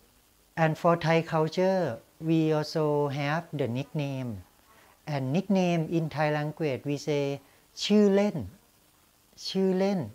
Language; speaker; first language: English; non-native, fluent; Thai